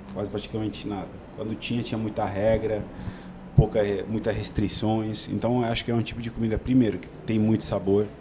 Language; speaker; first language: Portuguese; non-native, fluent; Italian